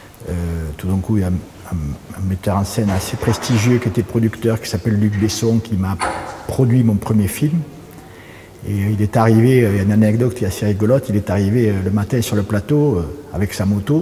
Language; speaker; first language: French; native; French